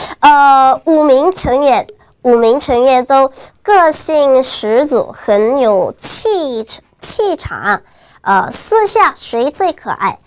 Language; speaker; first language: Chinese; non-native, fluent; Korean